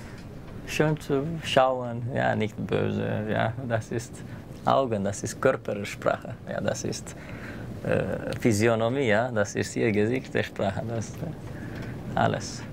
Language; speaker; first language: German; non-native, learner; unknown